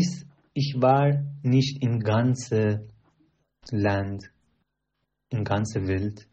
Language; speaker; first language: German; non-native, learner; Persian